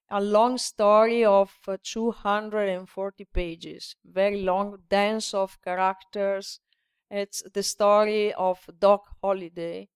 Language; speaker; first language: English; non-native, learner; Italian